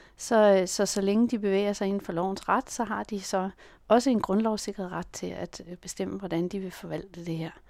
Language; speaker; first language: Danish; native; Danish